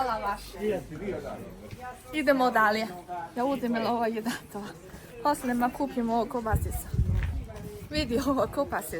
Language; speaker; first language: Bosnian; non-native, learner; Chinese